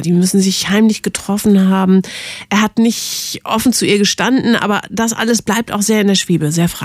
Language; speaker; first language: German; native; German